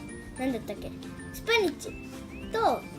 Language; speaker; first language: Japanese; early bilingual, heritage; Japanese